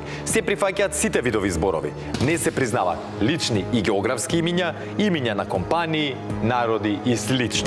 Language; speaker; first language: Macedonian; native; Macedonian